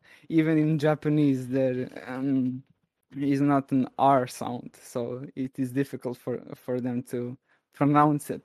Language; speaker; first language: English; non-native, fluent; Serbian